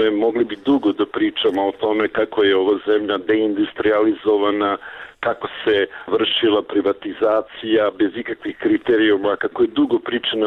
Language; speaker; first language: Serbian; native; Serbian